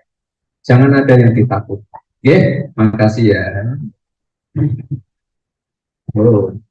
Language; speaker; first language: Indonesian; native; Indonesian